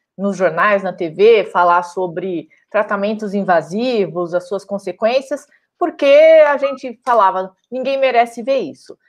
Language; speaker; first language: Portuguese; native; Portuguese